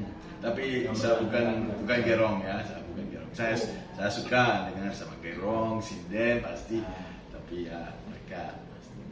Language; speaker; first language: Indonesian; non-native, fluent; French